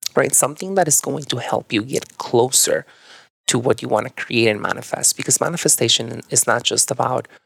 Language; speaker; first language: English; early bilingual, other home language; Spanish